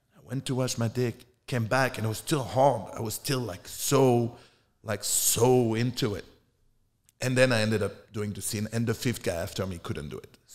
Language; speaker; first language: English; non-native, fluent; French